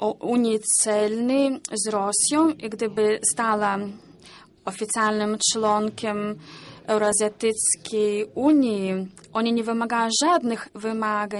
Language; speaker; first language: Polish; non-native, learner; Ukrainian